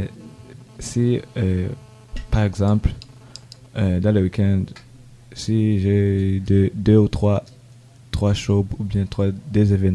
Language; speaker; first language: French; non-native, learner; Rundi